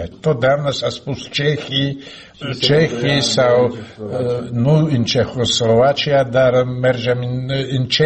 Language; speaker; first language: Romanian; non-native, fluent; Slovak